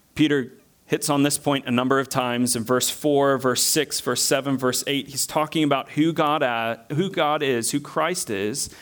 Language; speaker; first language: English; native; English